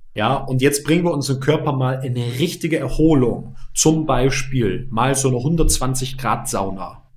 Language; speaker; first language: German; native; German